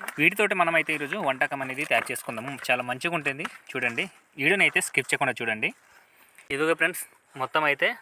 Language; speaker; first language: Telugu; native; Telugu